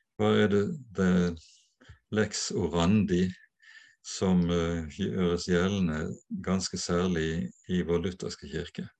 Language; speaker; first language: Norwegian; native; Norwegian